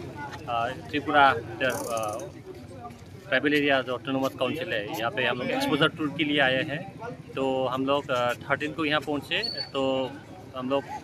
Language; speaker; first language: Hindi; non-native, local second language; Bodo